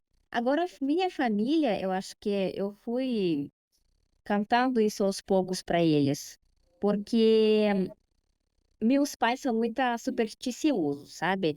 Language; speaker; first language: Portuguese; non-native, fluent; Russian